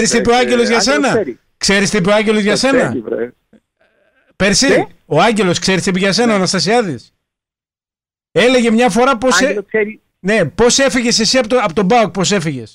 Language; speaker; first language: Greek; native; Greek